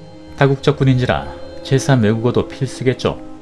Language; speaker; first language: Korean; native; Korean